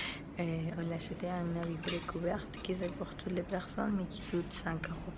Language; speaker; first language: French; non-native, learner; Spanish